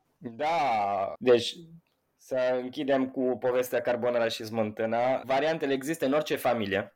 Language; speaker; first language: Romanian; non-native, fluent; Italian